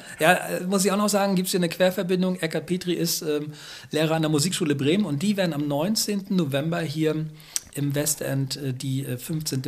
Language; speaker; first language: German; native; German